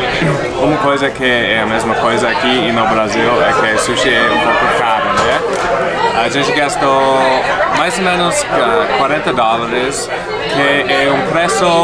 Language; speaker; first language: Portuguese; non-native, fluent; English